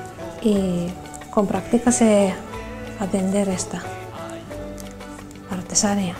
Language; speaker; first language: Spanish; non-native, learner; Finnish